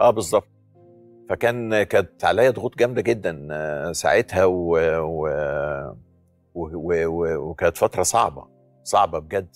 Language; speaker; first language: Arabic; native; Arabic